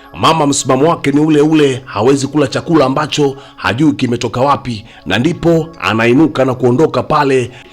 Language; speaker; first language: Swahili; native; Swahili